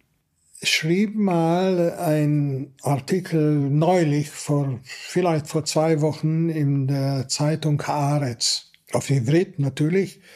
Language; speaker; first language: German; non-native, fluent; Hungarian